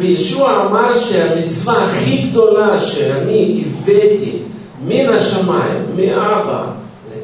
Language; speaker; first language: Hebrew; non-native, fluent; Russian